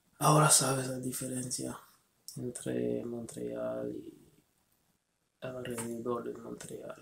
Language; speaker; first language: Spanish; non-native, learner; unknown